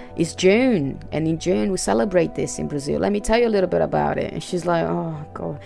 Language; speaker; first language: English; non-native, fluent; Portuguese